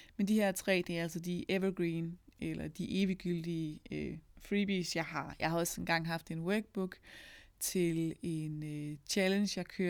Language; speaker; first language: Danish; native; Danish